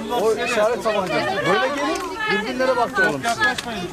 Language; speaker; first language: Turkish; native; Turkish